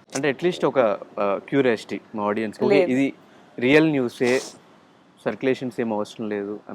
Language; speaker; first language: Telugu; native; Telugu